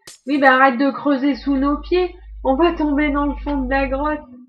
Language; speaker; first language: French; native; French